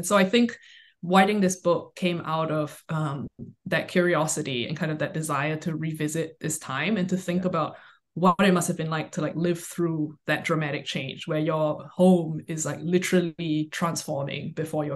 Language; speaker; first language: English; native; English